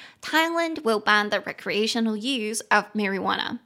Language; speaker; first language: English; non-native, fluent; Chinese